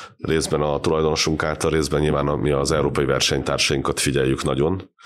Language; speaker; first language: Hungarian; native; Hungarian